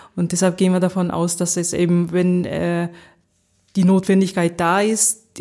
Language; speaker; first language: German; early bilingual, heritage; Japanese